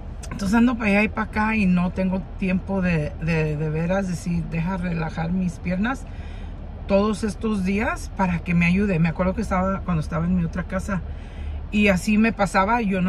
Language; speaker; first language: Spanish; early bilingual, heritage; Spanish